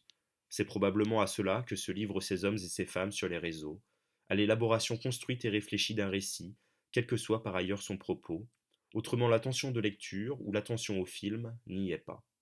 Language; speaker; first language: French; native; French